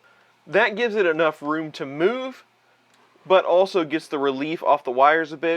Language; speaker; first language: English; native; English